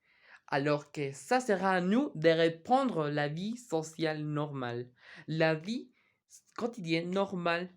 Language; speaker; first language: French; non-native, learner; Spanish